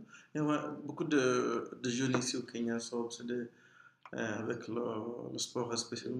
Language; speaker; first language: French; non-native, fluent; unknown